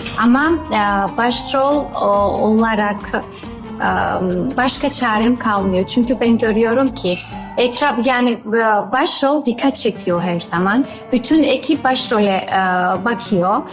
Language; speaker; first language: Turkish; non-native, learner; Georgian